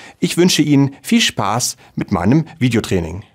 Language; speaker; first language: German; native; German